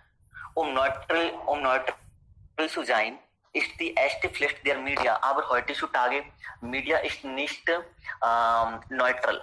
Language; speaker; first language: German; non-native, learner; Hindi